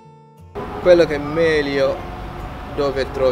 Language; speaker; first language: Italian; non-native, learner; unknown